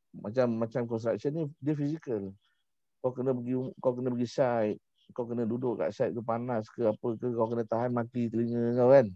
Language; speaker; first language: Malay; native; Malay